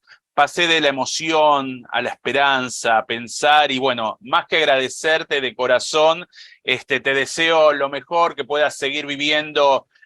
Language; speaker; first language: Spanish; native; Spanish